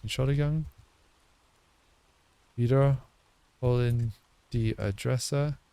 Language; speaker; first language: German; non-native, learner; English